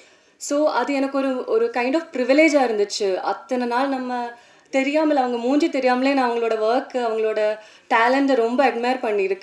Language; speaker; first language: Tamil; non-native, fluent; Malayalam